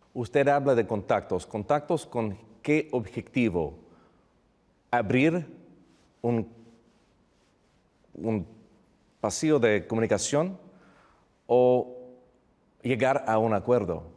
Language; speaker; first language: Spanish; non-native, fluent; English